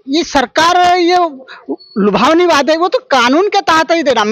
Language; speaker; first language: Hindi; native; Hindi